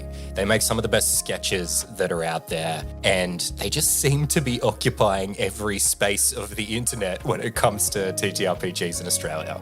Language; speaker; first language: English; native; English